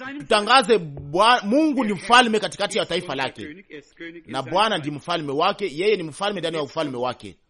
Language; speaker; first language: Swahili; native; Swahili